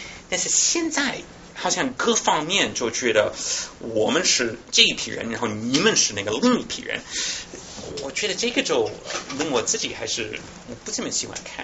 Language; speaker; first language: Chinese; non-native, fluent; English